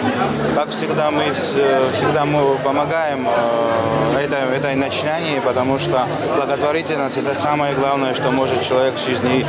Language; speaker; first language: Russian; non-native, fluent; Georgian